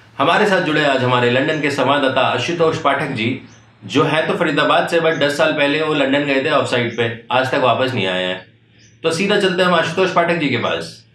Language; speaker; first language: Hindi; native; Hindi